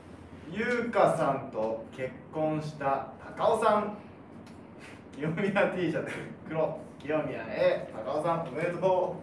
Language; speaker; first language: Japanese; native; Japanese